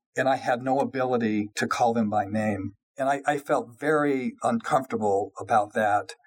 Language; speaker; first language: English; native; English